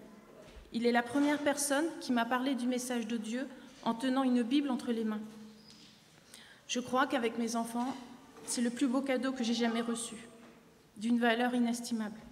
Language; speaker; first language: French; native; French